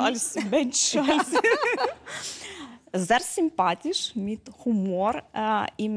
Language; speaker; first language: German; non-native, fluent; Ukrainian